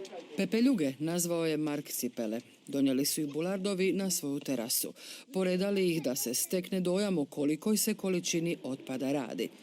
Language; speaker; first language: Croatian; native; Croatian